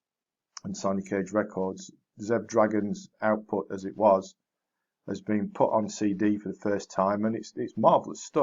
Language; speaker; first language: English; native; English